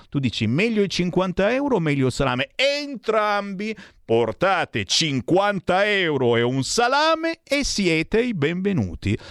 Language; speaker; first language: Italian; native; Italian